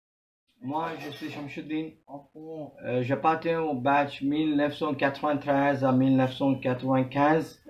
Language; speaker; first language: French; non-native, fluent; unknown